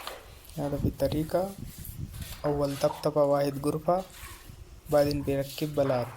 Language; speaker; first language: Arabic; non-native, local second language; Hindi